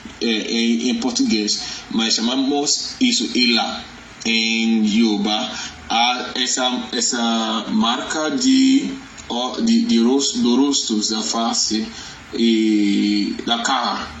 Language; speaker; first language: Portuguese; non-native, learner; Yoruba